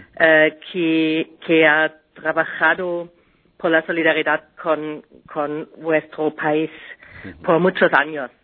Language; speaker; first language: Spanish; non-native, learner; German